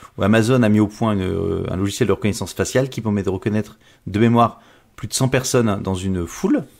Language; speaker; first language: French; native; French